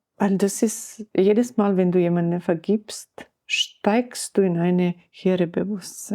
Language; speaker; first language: German; non-native, learner; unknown